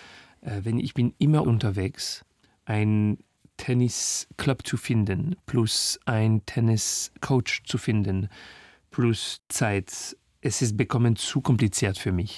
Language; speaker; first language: German; non-native, fluent; French